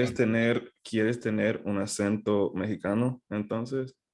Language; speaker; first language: Spanish; non-native, fluent; English